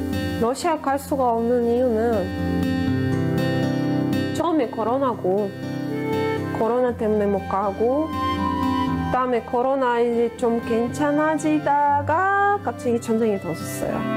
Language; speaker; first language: Korean; non-native, fluent; Russian